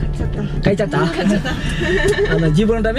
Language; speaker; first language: Japanese; non-native, fluent; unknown